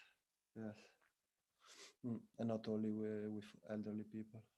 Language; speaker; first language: English; non-native, learner; Italian